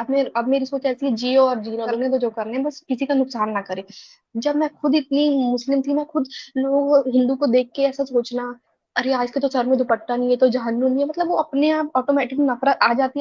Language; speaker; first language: Hindi; native; Hindi